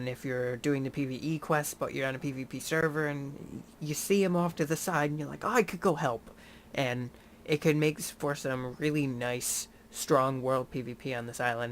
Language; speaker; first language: English; native; English